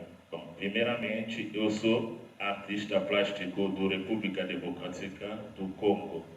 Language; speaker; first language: Portuguese; non-native, learner; Lingala